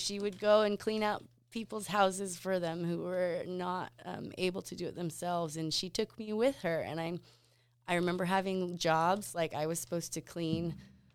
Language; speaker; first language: English; native; English